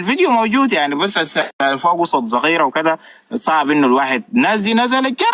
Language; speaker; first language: Arabic; native; Arabic